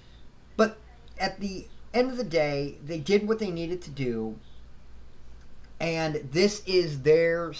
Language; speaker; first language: English; native; English